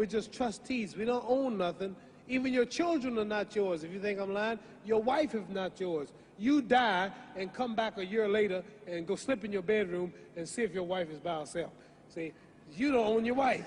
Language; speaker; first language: English; native; English